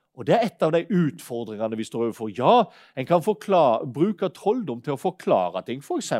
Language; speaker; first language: Norwegian; native; Norwegian